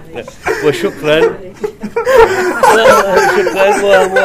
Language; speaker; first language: Arabic; native; Arabic